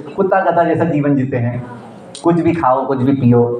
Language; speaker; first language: Hindi; non-native, local second language; Marathi